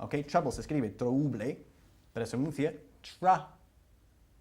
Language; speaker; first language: Spanish; non-native, fluent; English